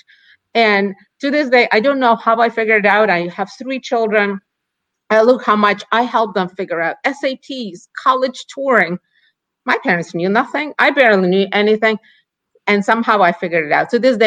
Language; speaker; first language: English; non-native, fluent; Ukrainian